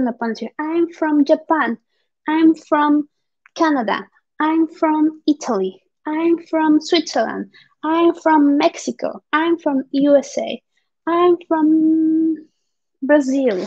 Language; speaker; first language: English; non-native, fluent; Spanish